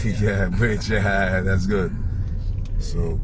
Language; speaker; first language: English; non-native, learner; Haitian Creole